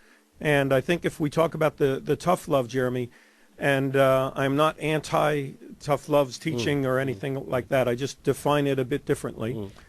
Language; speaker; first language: English; native; English